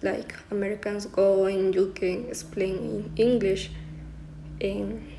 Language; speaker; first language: English; non-native, learner; Spanish